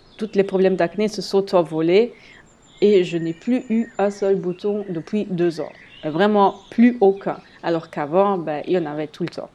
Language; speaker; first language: French; non-native, fluent; German